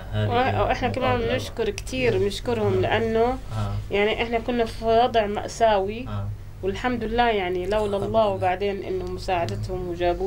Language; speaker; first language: Arabic; native; Arabic